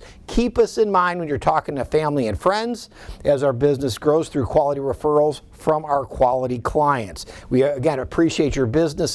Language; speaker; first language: English; native; English